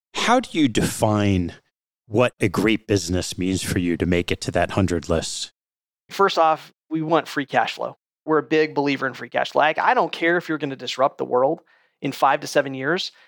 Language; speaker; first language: English; native; English